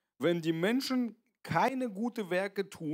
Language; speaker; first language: German; early bilingual, other home language; Russian